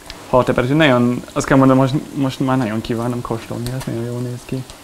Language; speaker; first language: Hungarian; non-native, learner; English